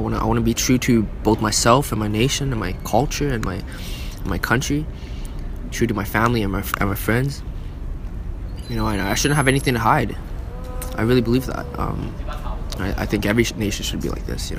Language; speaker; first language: English; early bilingual, other home language; Chinese